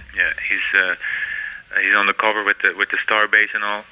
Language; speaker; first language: English; non-native, fluent; Dutch